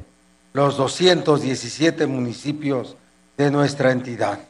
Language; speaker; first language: Spanish; native; Spanish